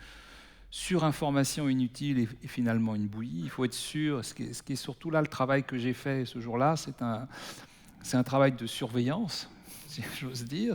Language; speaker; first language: French; native; French